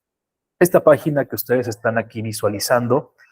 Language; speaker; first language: Spanish; native; Spanish